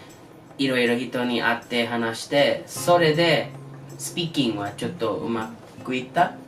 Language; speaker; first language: Japanese; non-native, learner; English